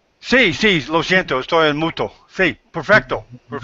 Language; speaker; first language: Spanish; non-native, learner; English